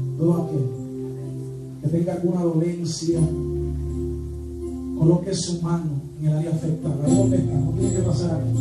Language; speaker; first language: Spanish; native; Spanish